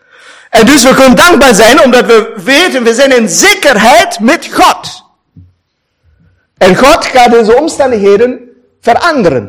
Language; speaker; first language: Dutch; non-native, fluent; German